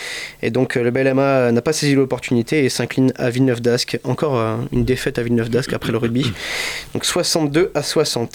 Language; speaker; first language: French; native; French